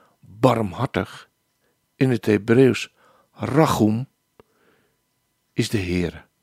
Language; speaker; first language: Dutch; native; Dutch